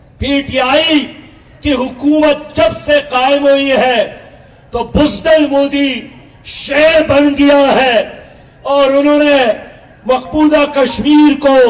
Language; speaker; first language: Urdu; non-native, local second language; Pashto